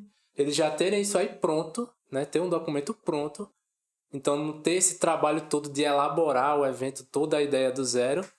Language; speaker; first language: Portuguese; native; Portuguese